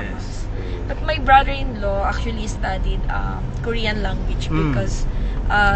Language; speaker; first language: English; non-native, local second language; Filipino